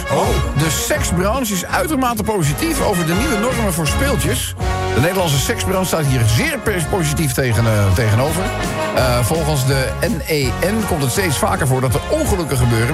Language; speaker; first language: Dutch; native; Dutch